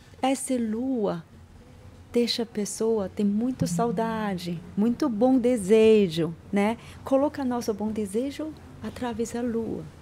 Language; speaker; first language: Portuguese; non-native, learner; Chinese